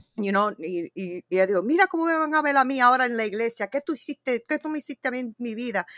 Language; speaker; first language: Spanish; early bilingual, heritage; Spanish